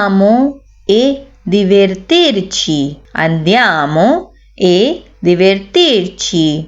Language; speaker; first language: Italian; non-native, learner; Urdu